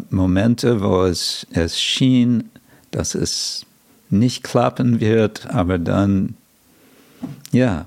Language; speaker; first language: German; non-native, fluent; English